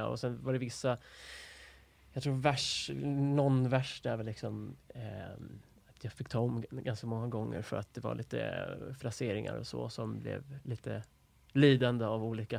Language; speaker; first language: Swedish; native; Swedish